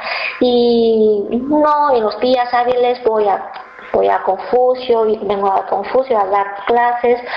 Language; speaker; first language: Spanish; non-native, fluent; Chinese